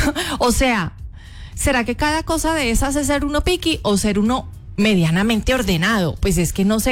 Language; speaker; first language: Spanish; native; Spanish